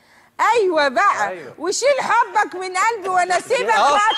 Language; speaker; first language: Arabic; native; Arabic